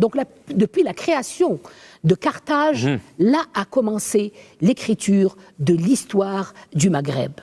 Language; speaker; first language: French; non-native, local second language; Arabic